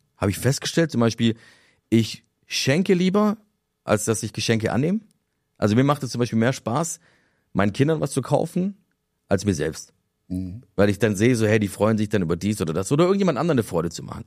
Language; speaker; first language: German; native; German